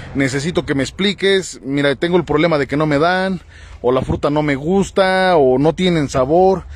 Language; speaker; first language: Spanish; native; Spanish